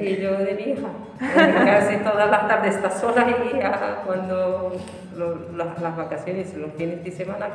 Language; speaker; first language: Spanish; non-native, learner; Arabic